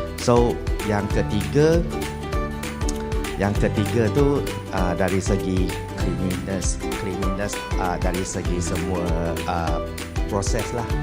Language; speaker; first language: Malay; native; Malay